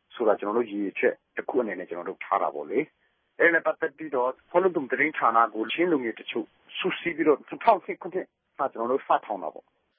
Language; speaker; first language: Burmese; non-native, local second language; Hakha Chin